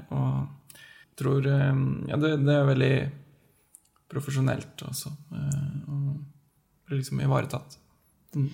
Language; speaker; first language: Norwegian; native; Norwegian